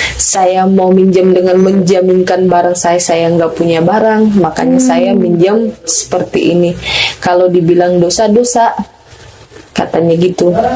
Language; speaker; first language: Indonesian; non-native, local second language; Batak Toba